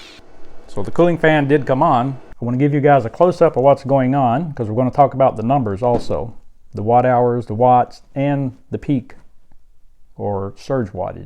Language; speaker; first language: English; native; English